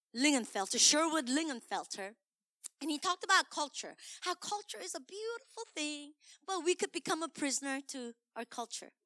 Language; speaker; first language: English; early bilingual, other home language; Korean